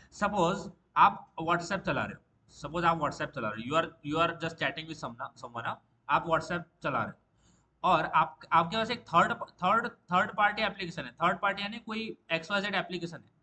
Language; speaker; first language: Hindi; non-native, local second language; Marathi